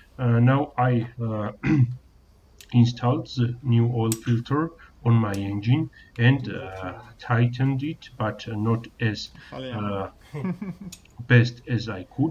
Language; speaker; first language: English; non-native, learner; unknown